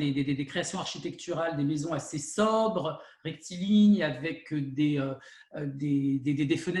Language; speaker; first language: French; native; French